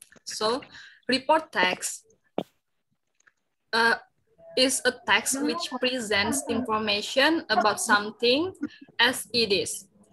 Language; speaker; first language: English; non-native, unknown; Indonesian